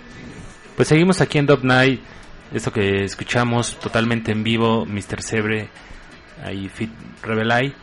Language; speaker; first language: Spanish; native; Spanish